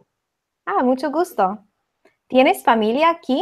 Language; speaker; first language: Spanish; non-native, fluent; English